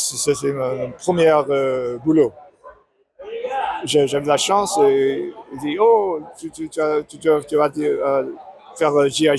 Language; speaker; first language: French; non-native, learner; English